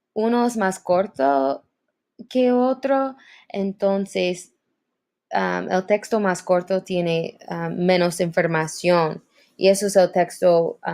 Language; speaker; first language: Spanish; non-native, learner; English